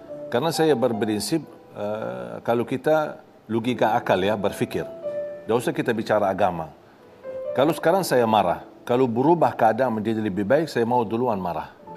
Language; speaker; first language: Indonesian; non-native, fluent; Arabic